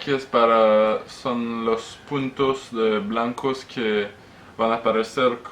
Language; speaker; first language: Spanish; non-native, learner; French